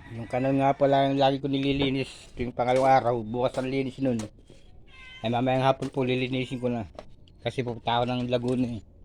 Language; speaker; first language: Filipino; native; Filipino